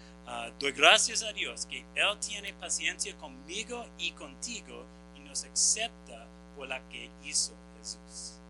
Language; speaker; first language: Spanish; non-native, fluent; English